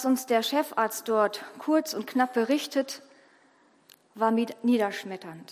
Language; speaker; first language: German; native; German